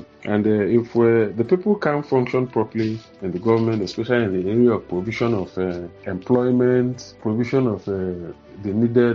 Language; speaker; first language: English; non-native, local second language; Igbo